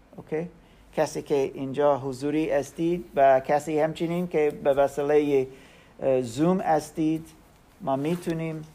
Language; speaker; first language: Persian; non-native, learner; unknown